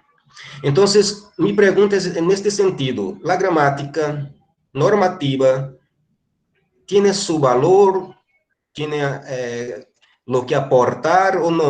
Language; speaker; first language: Spanish; non-native, fluent; Portuguese